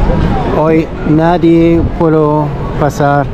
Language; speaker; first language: Spanish; non-native, learner; English